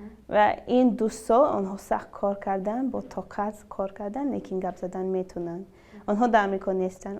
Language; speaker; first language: Persian; early bilingual, other home language; English